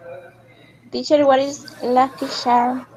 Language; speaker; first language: English; non-native, learner; Spanish